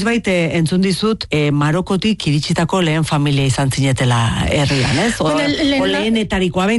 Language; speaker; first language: Basque; native; Basque